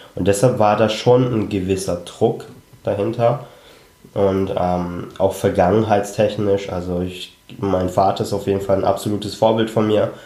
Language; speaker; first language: German; early bilingual, other home language; Cantonese